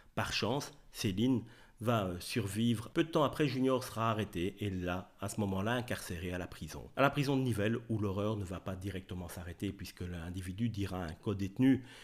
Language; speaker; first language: French; native; French